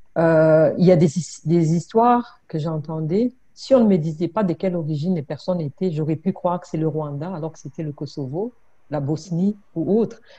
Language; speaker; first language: French; non-native, local second language; Kinyarwanda